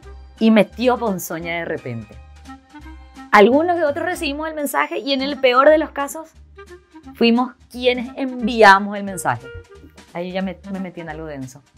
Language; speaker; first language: Spanish; native; Spanish